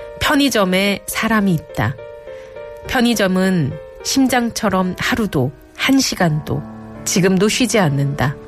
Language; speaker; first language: Korean; native; Korean